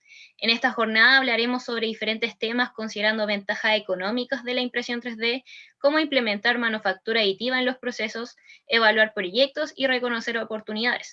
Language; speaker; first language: Spanish; native; Spanish